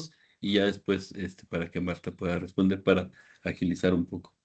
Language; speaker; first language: Spanish; native; Spanish